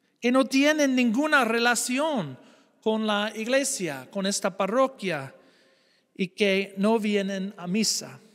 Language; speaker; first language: Spanish; non-native, fluent; English